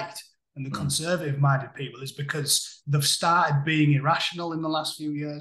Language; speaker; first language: English; native; English